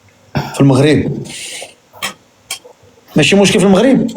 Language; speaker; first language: Arabic; native; Arabic